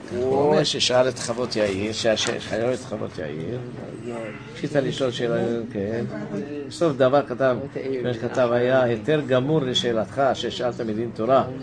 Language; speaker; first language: Hebrew; native; Hebrew